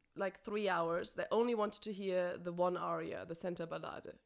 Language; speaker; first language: English; non-native, fluent; German